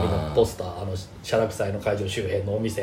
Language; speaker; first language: Japanese; native; Japanese